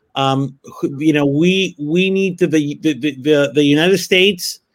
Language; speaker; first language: English; early bilingual, other home language; Spanish